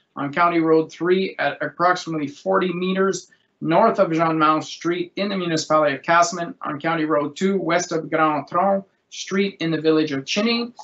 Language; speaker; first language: English; non-native, local second language; French